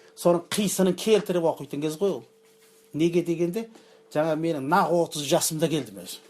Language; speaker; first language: Kazakh; early bilingual, heritage; Kazakh